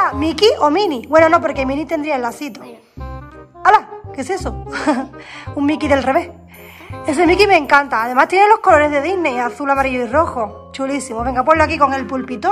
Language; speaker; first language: Spanish; native; Spanish